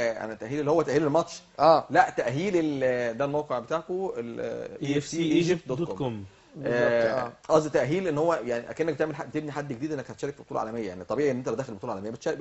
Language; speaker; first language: Arabic; native; Arabic